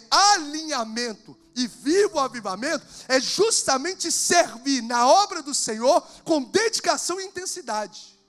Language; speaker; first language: Portuguese; native; Portuguese